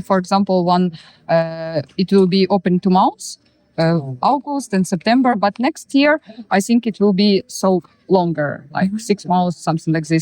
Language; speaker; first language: English; non-native, learner; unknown